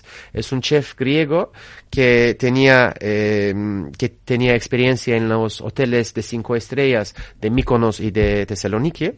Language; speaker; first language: Spanish; non-native, fluent; Turkish